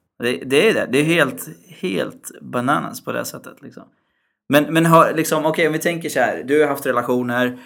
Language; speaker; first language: Swedish; early bilingual, other home language; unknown